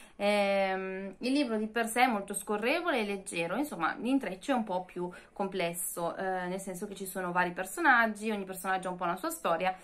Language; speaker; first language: Italian; native; Italian